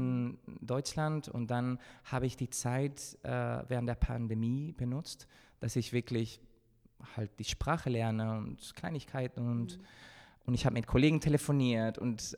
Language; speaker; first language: German; non-native, fluent; Spanish